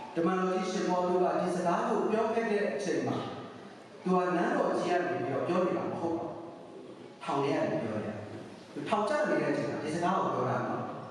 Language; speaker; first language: Burmese; non-native, local second language; Kachin